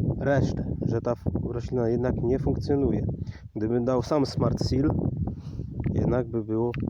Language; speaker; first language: Polish; native; Polish